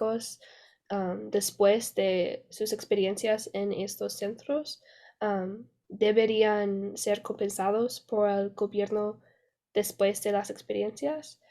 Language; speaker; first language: Spanish; non-native, learner; English